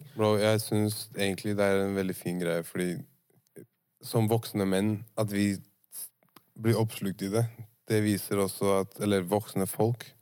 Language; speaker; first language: Norwegian; early bilingual, other home language; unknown